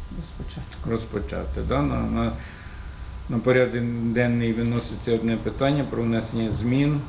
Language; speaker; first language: Ukrainian; native; Ukrainian